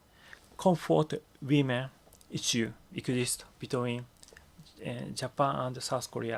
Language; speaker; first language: English; non-native, learner; Japanese